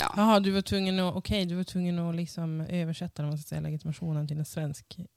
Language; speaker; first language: Swedish; native; Swedish